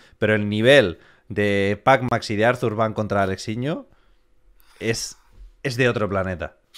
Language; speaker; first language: Spanish; native; Spanish